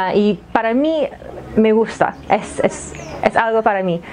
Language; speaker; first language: Spanish; non-native, fluent; English